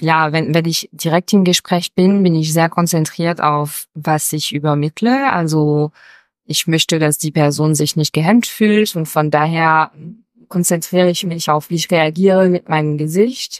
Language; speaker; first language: German; non-native, fluent; French